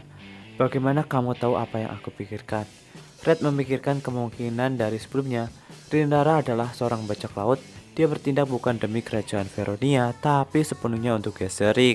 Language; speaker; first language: Indonesian; native; Indonesian